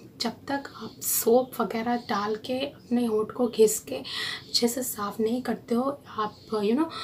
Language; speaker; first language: Hindi; non-native, local second language; Bangla